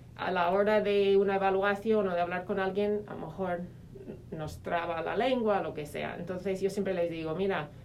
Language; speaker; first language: Spanish; non-native, fluent; English